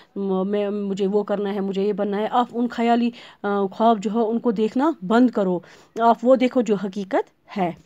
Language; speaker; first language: Urdu; non-native, local second language; Kashmiri